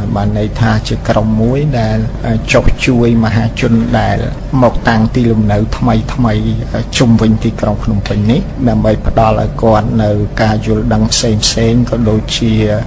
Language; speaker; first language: Khmer; native; Khmer